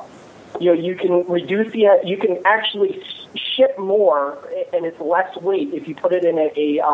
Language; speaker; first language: English; native; English